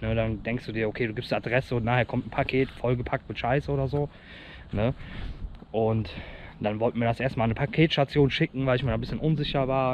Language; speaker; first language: German; native; German